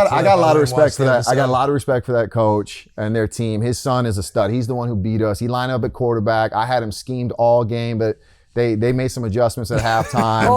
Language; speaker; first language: English; native; English